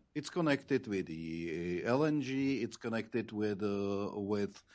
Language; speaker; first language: English; non-native, fluent; Czech